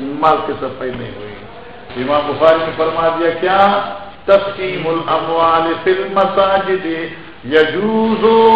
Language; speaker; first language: Urdu; non-native, local second language; Pashto